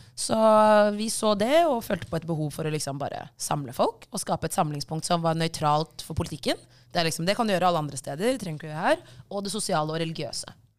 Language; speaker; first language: Norwegian; early bilingual, other home language; Tigrinya